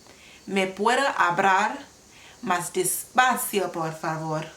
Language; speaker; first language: Spanish; non-native, learner; English